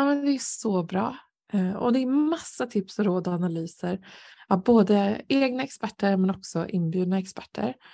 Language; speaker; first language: Swedish; native; Swedish